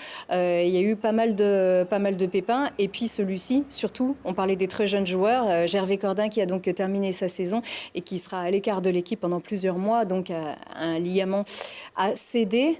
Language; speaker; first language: French; native; French